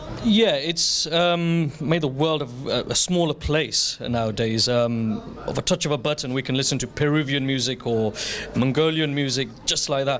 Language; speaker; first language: English; early bilingual, other home language; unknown